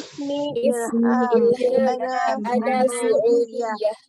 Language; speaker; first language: Arabic; non-native, learner; Indonesian